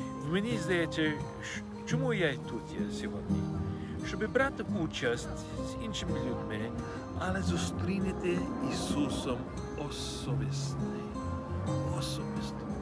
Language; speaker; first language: Ukrainian; non-native, learner; English